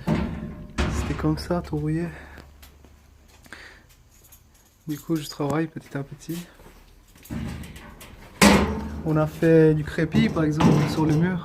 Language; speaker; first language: French; early bilingual, other home language; Spanish